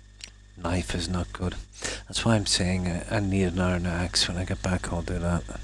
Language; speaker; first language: English; native; English